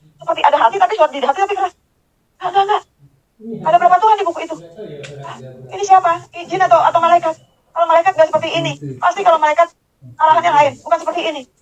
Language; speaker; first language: Indonesian; native; Indonesian